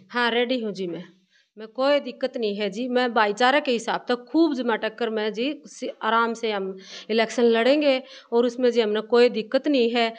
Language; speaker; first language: Hindi; native; Hindi